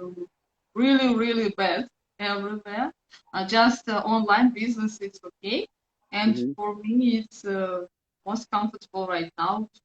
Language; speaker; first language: English; non-native, learner; Russian